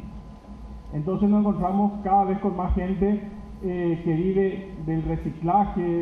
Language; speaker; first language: Spanish; native; Spanish